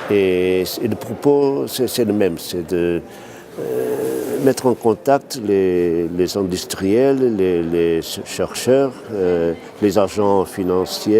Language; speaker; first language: French; non-native, fluent; Portuguese